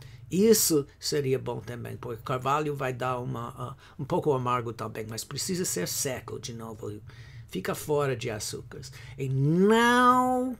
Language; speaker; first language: Portuguese; non-native, fluent; English